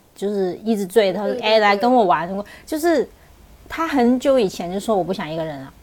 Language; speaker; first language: Chinese; non-native, local second language; Cantonese